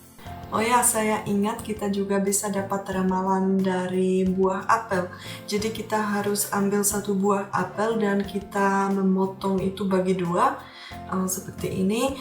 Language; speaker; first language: Indonesian; non-native, fluent; Czech